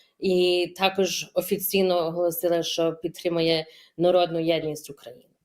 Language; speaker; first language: Ukrainian; early bilingual, heritage; Ukrainian